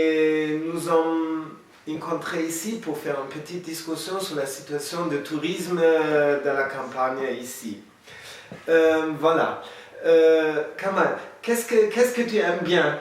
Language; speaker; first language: French; non-native, learner; German